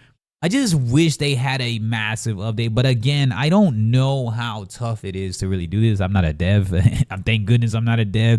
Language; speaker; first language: English; native; English